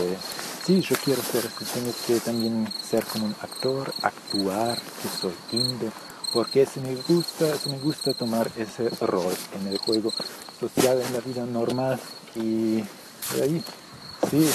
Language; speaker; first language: Spanish; non-native, fluent; German